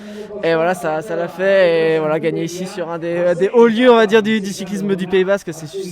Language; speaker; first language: French; native; French